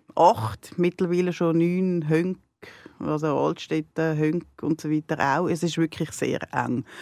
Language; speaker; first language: German; native; German